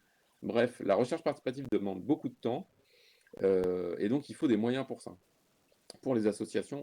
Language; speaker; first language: French; native; French